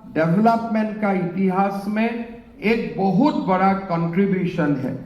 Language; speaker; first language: Hindi; non-native, local second language; Assamese